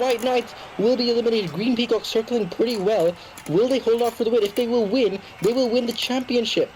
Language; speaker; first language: English; native; English